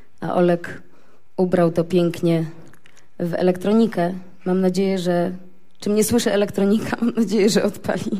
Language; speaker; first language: Polish; native; Polish